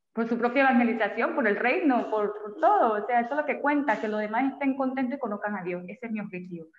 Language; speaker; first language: Spanish; native; Spanish